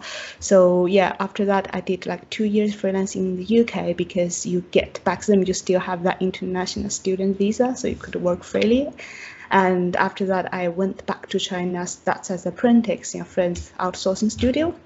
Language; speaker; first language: English; non-native, fluent; Chinese